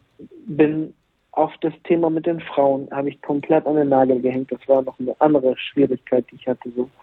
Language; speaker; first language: German; native; German